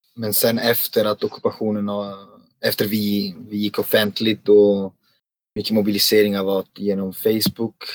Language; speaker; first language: Swedish; non-native, fluent; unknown